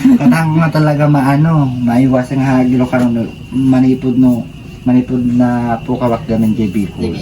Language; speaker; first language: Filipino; non-native, local second language; Bikol